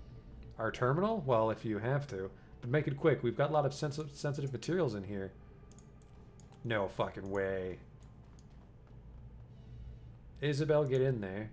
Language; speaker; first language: English; native; English